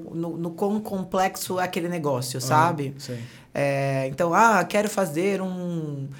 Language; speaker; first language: Portuguese; native; Portuguese